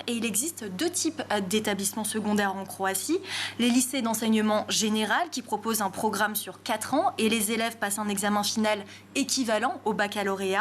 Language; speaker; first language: French; native; French